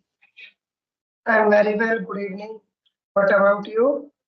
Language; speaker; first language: English; non-native, learner; Hindi